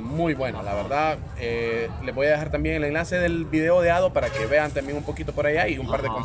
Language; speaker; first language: Spanish; native; Spanish